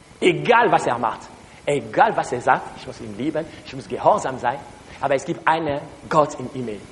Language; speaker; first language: German; non-native, learner; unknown